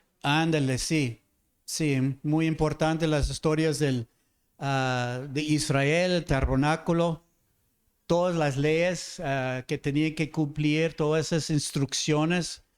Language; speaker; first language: Spanish; non-native, fluent; English